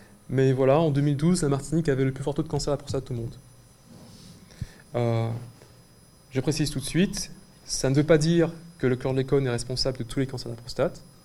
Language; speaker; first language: French; native; French